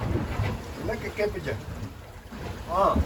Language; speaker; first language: Dutch; native; Dutch